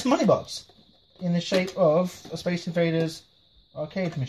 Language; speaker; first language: English; native; English